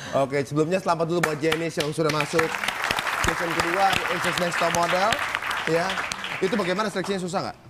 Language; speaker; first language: Indonesian; native; Indonesian